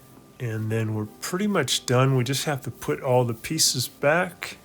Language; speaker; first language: English; native; English